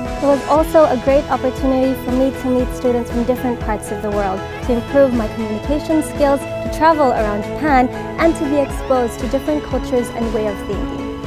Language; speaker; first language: English; non-native, local second language; Cebuano